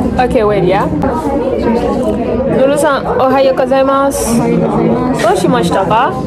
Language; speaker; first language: Japanese; non-native, learner; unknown